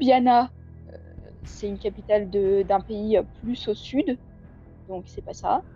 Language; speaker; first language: French; native; French